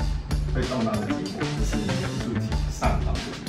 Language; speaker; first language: Chinese; native; Chinese